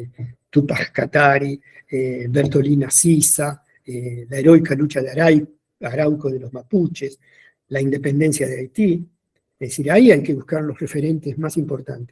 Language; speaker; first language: Spanish; native; Spanish